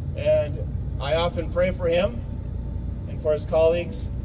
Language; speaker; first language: English; native; English